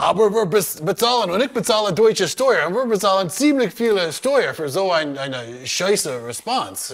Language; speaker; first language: German; non-native, learner; English